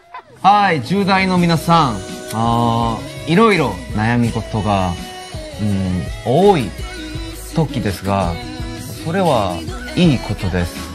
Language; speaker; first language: Japanese; non-native, learner; Korean